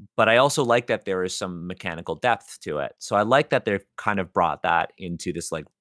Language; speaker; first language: English; native; English